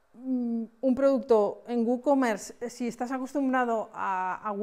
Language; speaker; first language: Spanish; native; Spanish